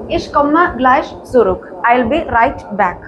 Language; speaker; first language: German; non-native, fluent; Malayalam